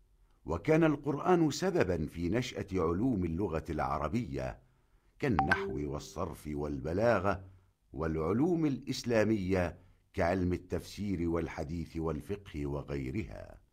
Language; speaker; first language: Arabic; non-native, learner; Indonesian